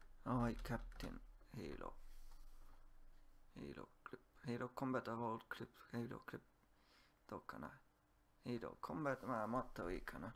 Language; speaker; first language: Japanese; non-native, learner; English